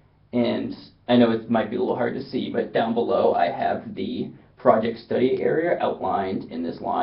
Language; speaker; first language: English; native; English